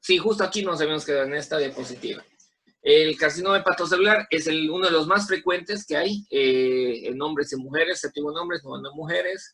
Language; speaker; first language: Spanish; native; Spanish